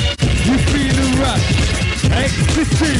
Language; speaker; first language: English; native; English